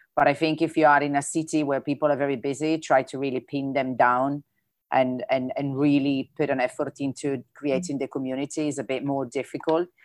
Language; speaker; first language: English; non-native, fluent; Italian